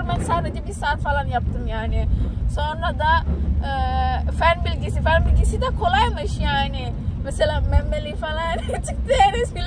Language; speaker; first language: Turkish; non-native, learner; Indonesian